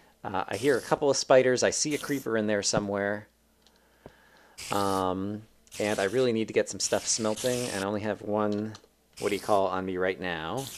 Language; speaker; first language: English; native; English